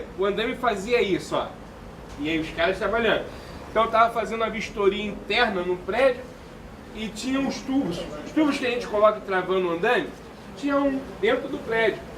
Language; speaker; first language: Portuguese; native; Portuguese